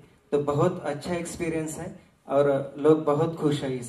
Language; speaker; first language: Hindi; non-native, local second language; Marathi